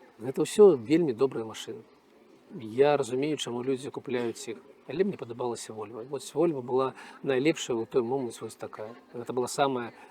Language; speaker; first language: Belarusian; non-native, local second language; Russian